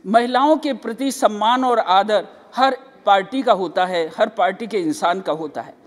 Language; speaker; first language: Hindi; native; Hindi